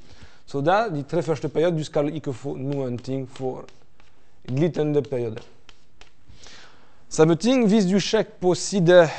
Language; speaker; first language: Norwegian; non-native, fluent; French